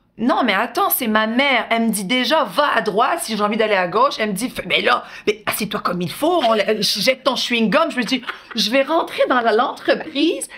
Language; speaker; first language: French; native; French